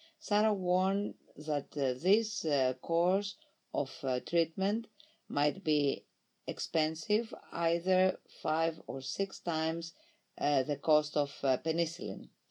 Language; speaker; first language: English; non-native, fluent; Greek